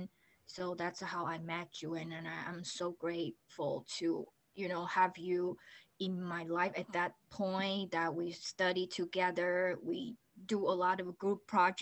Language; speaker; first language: English; non-native, fluent; Chinese